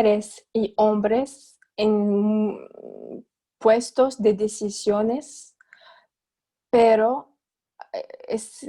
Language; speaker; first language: Spanish; non-native, fluent; Arabic